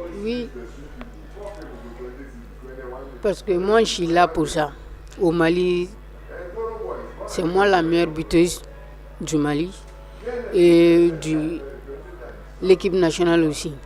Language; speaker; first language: French; non-native, local second language; Bambara